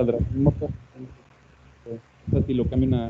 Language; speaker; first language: Spanish; native; Spanish